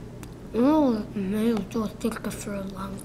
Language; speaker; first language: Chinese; early bilingual, heritage; Chinese